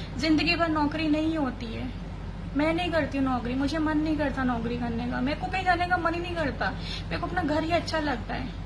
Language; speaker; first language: Hindi; native; Hindi